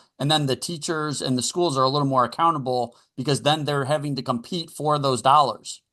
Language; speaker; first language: English; native; English